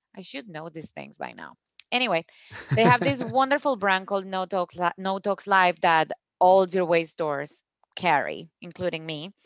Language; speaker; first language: English; non-native, fluent; Spanish